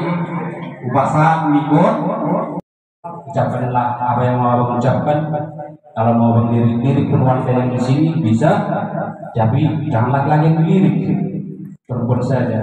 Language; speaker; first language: Indonesian; non-native, local second language; Batak Toba